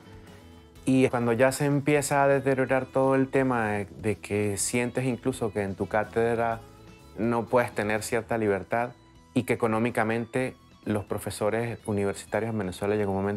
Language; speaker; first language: Spanish; native; Spanish